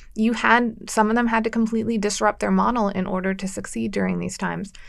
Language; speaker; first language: English; native; English